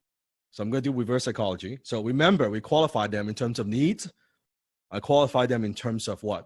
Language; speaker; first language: English; non-native, fluent; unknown